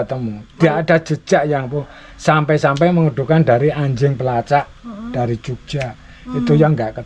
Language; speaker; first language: Indonesian; non-native, local second language; Javanese